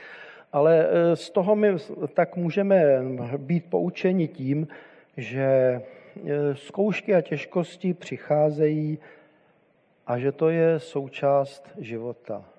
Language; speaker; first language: Czech; native; Czech